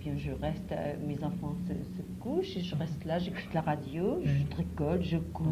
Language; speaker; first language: French; native; French